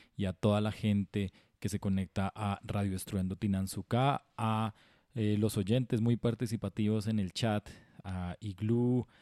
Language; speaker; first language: Spanish; native; Spanish